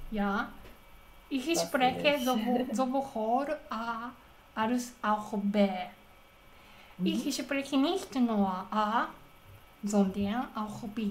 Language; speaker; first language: German; non-native, learner; Japanese